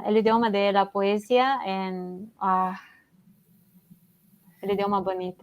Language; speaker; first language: Spanish; non-native, learner; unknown